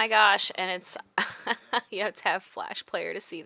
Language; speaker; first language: English; native; English